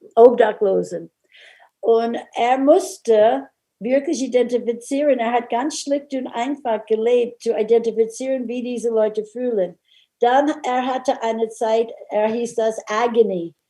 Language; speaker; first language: German; non-native, fluent; English